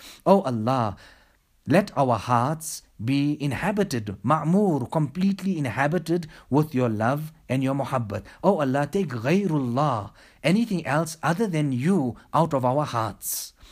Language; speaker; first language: English; native; English